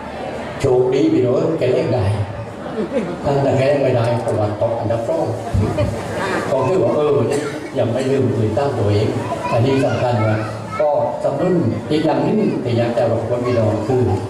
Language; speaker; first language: Thai; native; Thai